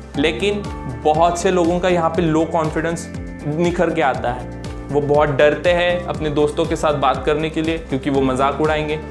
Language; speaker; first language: Hindi; non-native, local second language; Marathi